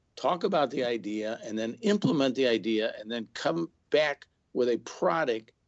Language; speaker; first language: English; native; English